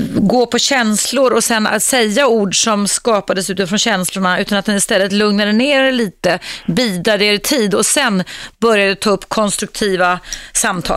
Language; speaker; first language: Swedish; native; Swedish